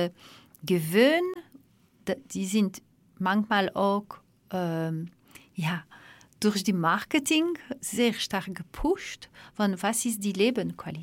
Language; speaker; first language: German; non-native, fluent; Dutch